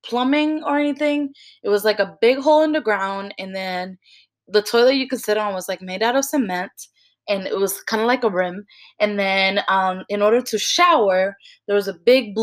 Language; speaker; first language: English; early bilingual, other home language; Spanish